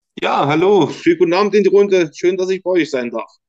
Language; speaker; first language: German; native; German